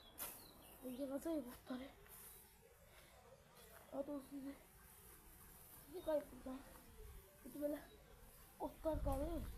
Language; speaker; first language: Turkish; non-native, learner; Azerbaijani